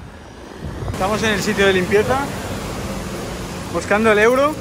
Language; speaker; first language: Spanish; native; Spanish